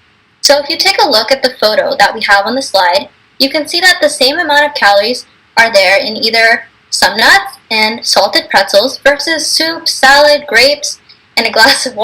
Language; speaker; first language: English; native; English